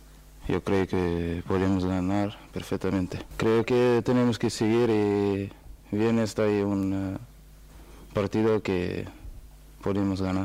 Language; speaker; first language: Spanish; non-native, fluent; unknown